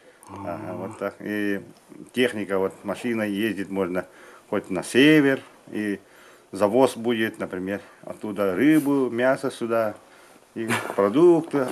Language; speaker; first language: Russian; native; Russian